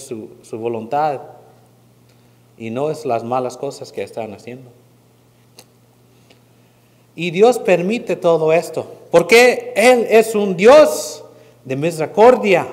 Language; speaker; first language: Spanish; non-native, fluent; English